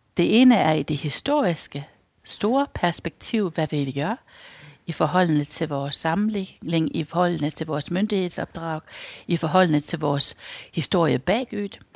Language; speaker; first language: Danish; native; Danish